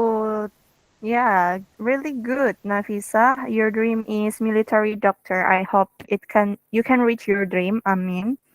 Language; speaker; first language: English; non-native, fluent; Indonesian